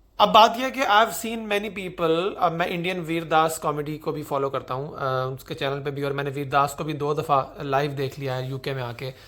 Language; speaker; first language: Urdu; native; Urdu